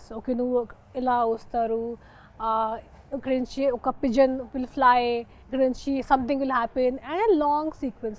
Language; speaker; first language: Telugu; non-native, fluent; Hindi